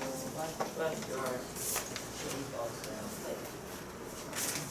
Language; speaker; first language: English; non-native, learner; Chinese